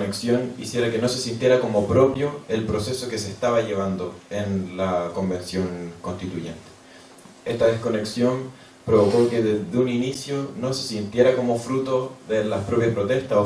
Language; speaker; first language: Spanish; native; Spanish